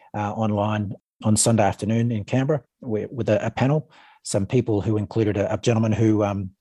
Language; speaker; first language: English; native; English